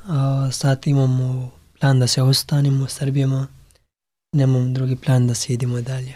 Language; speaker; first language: Serbian; non-native, learner; Pashto